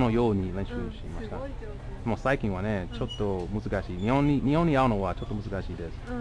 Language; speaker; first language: Japanese; non-native, learner; English